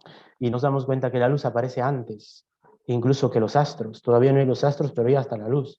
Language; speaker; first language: Spanish; native; Spanish